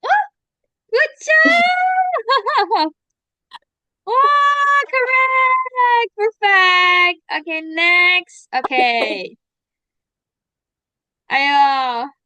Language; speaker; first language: English; non-native, learner; Indonesian